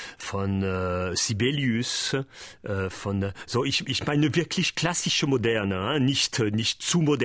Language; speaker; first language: German; non-native, learner; French